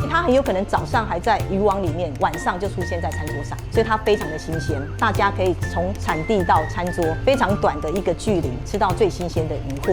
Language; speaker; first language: Chinese; native; Chinese